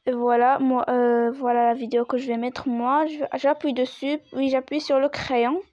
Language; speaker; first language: French; non-native, local second language; Arabic